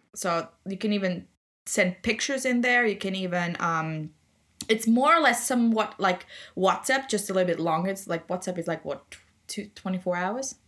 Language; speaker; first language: English; non-native, fluent; German